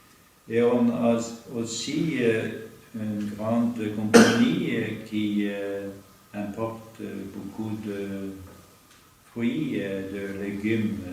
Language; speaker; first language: French; non-native, fluent; Norwegian